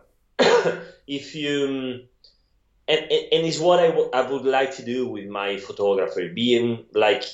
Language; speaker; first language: English; non-native, fluent; Italian